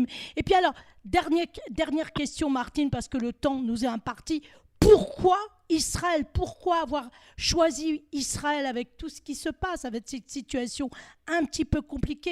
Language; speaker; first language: French; native; French